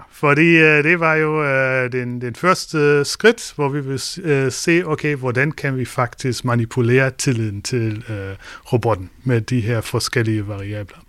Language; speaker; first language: Danish; non-native, fluent; German